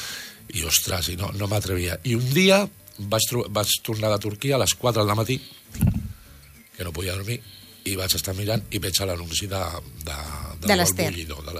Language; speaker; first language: Catalan; native; Catalan